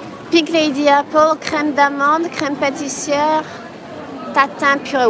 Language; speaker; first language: French; native; French